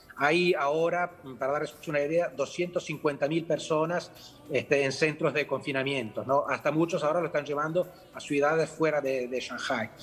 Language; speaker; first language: Spanish; early bilingual, heritage; Spanish